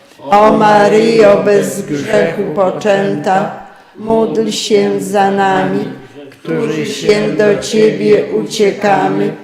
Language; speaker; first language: Polish; native; Polish